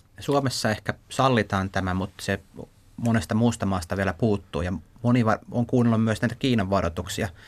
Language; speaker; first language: Finnish; native; Finnish